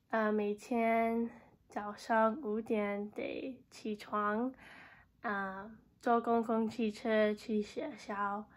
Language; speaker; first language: Chinese; non-native, learner; English